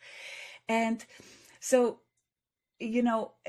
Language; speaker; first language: English; non-native, fluent; Polish